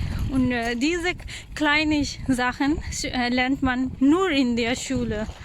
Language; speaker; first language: German; non-native, learner; Urdu